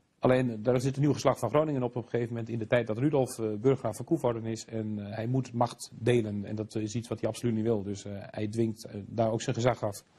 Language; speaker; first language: Dutch; native; Dutch